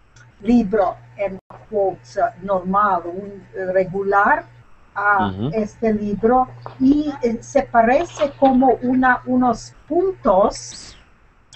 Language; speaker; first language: Spanish; non-native, learner; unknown